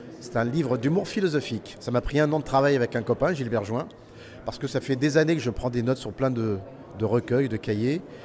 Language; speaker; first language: French; native; French